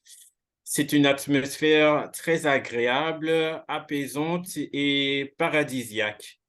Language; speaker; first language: French; non-native, fluent; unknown